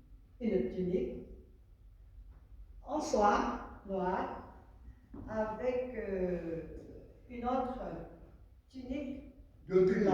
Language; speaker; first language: French; non-native, fluent; Vietnamese